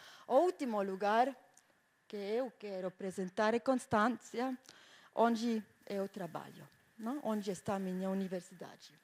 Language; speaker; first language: Portuguese; non-native, fluent; German